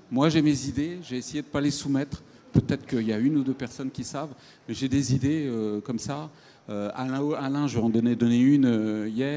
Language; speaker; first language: French; native; French